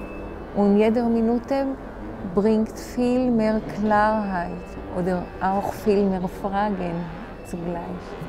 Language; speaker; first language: German; non-native, fluent; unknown